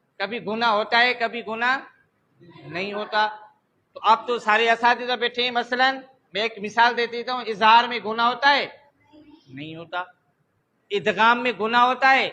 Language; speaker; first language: Urdu; non-native, local second language; Sindhi